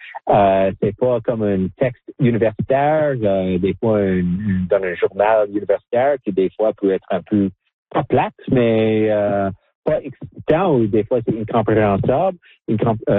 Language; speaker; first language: French; non-native, local second language; English